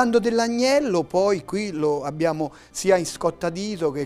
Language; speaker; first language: Italian; native; Italian